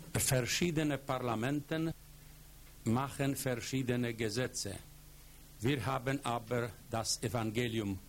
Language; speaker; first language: German; non-native, fluent; Polish